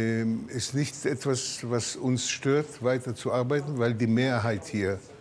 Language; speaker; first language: German; early bilingual, heritage; German